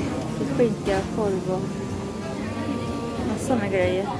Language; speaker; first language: Swedish; non-native, learner; Japanese